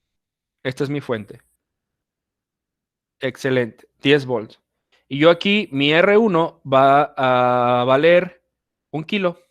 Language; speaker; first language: Spanish; native; Spanish